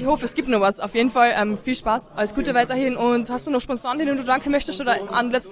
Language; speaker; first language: German; native; German